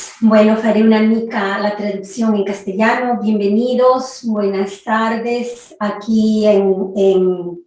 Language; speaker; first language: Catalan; non-native, fluent; Spanish